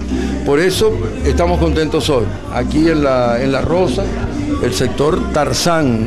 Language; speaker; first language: Spanish; native; Spanish